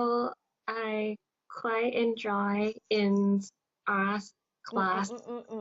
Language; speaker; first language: English; non-native, learner; Thai